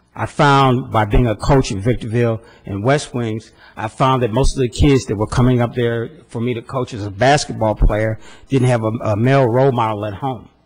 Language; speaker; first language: English; native; English